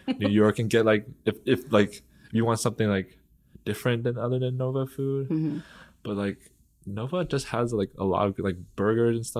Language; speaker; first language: English; early bilingual, other home language; Vietnamese